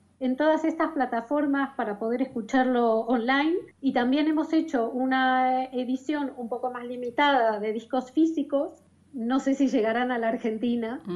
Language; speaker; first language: Spanish; native; Spanish